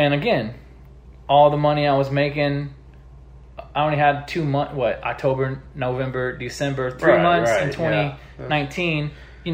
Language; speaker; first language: English; native; English